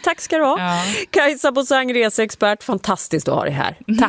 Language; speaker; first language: Swedish; native; Swedish